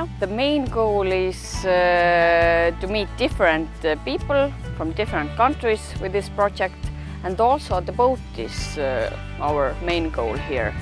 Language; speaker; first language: English; non-native, learner; Estonian